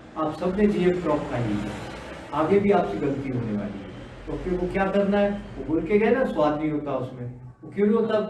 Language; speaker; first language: Hindi; native; Hindi